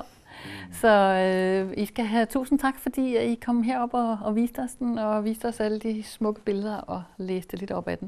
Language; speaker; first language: Danish; native; Danish